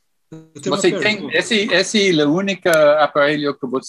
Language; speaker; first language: Portuguese; non-native, fluent; English